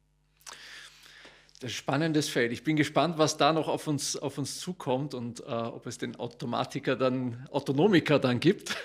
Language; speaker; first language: German; native; German